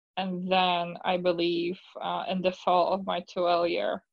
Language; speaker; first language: English; non-native, fluent; Polish